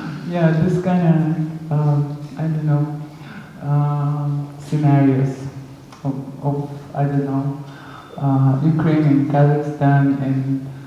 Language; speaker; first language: English; non-native, fluent; Russian